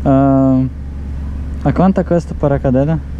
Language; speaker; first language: Spanish; non-native, learner; Russian